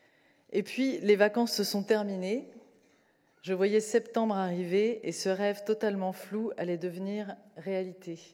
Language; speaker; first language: French; native; French